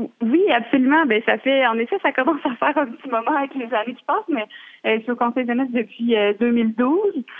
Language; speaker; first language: French; native; French